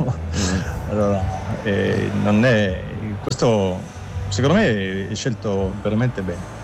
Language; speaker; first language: Italian; non-native, fluent; German